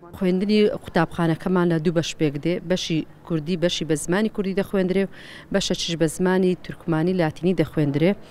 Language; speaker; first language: Central Kurdish; non-native, local second language; Azerbaijani